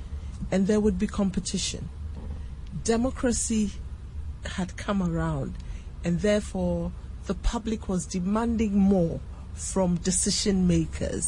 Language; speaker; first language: English; non-native, local second language; Akan